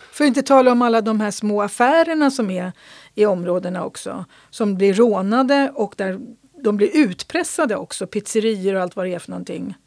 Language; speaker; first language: Swedish; native; Swedish